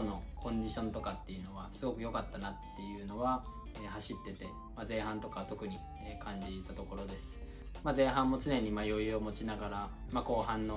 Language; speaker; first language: Japanese; native; Japanese